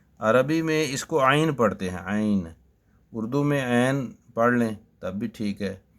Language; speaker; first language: Urdu; native; Urdu